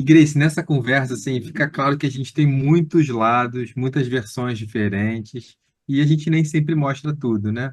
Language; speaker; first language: Portuguese; native; Portuguese